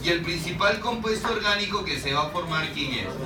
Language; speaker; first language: Spanish; native; Spanish